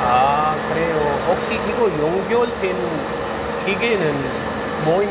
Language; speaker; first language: Korean; non-native, learner; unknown